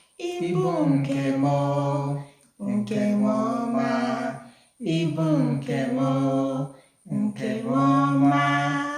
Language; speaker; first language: Igbo; non-native, learner; English